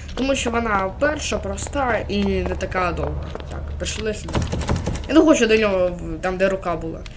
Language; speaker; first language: Ukrainian; non-native, local second language; Russian